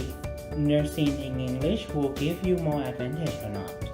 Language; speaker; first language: English; non-native, fluent; Thai